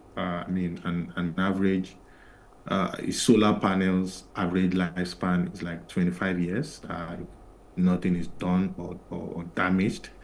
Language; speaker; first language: English; non-native, local second language; Yoruba